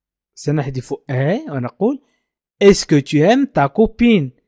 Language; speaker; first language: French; non-native, fluent; Arabic